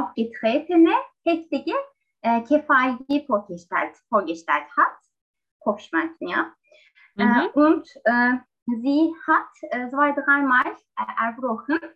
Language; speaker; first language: German; non-native, learner; Turkish